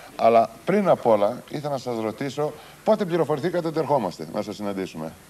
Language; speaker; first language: Greek; native; Greek